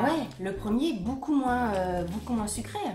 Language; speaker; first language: French; native; French